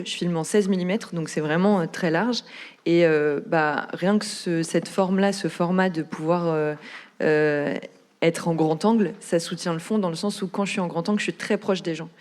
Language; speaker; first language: French; native; French